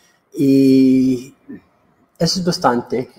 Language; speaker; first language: Spanish; non-native, learner; English